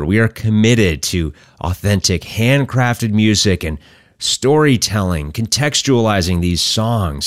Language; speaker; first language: English; native; English